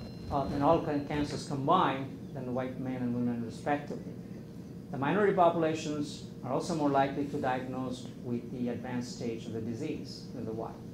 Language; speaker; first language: English; non-native, local second language; Bangla